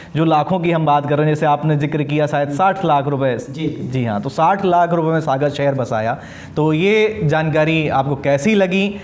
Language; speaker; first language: Hindi; native; Hindi